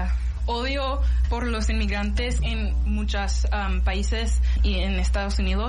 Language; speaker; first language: Spanish; non-native, learner; English